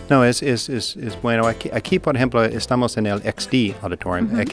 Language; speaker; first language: Spanish; non-native, learner; English